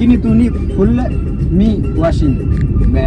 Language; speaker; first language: Malayalam; non-native, learner; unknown